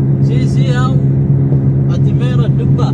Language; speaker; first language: English; non-native, learner; Arabic